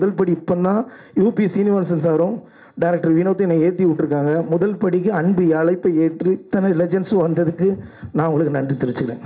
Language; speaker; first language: Tamil; native; Tamil